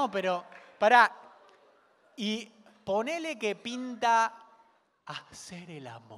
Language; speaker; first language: Spanish; native; Spanish